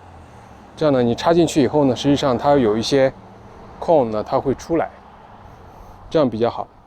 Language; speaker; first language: Chinese; native; Chinese